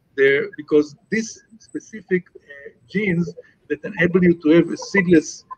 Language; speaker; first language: English; non-native, fluent; Hebrew